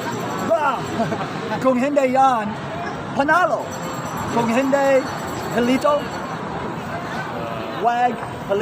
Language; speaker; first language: Filipino; non-native, learner; English